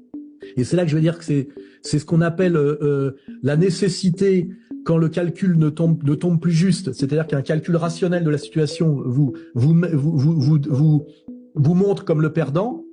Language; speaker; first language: French; native; French